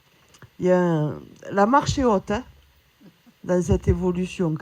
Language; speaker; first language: French; native; French